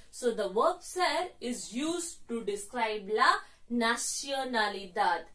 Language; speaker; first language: English; non-native, local second language; Hindi